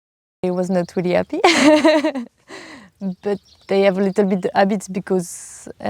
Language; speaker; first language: English; non-native, learner; French